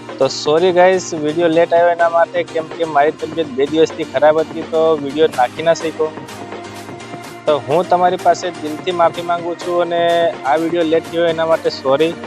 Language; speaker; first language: Gujarati; native; Gujarati